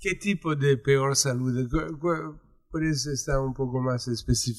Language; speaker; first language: Spanish; non-native, fluent; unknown